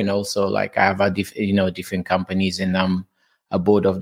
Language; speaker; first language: English; non-native, fluent; Portuguese